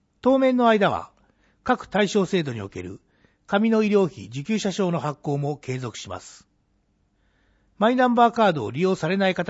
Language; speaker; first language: Japanese; native; Japanese